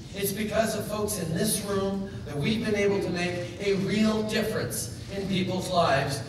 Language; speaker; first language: English; early bilingual, other home language; French